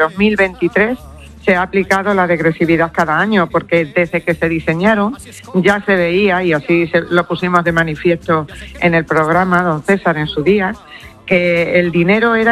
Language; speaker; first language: Spanish; native; Spanish